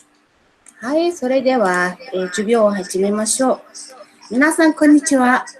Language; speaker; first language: Japanese; non-native, fluent; Mongolian